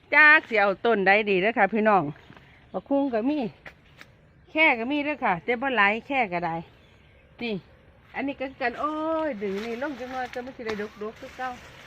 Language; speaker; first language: Thai; native; Thai